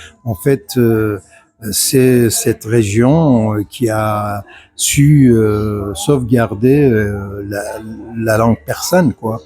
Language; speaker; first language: French; non-native, fluent; Persian